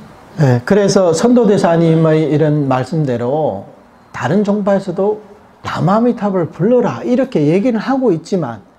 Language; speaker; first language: Korean; native; Korean